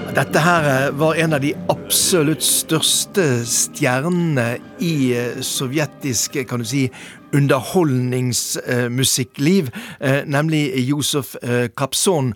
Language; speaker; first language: Norwegian; native; Norwegian